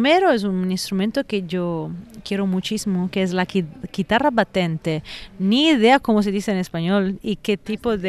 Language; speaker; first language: Spanish; non-native, fluent; Italian